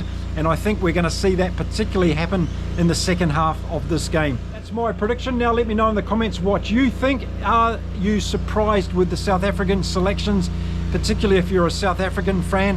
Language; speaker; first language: English; native; English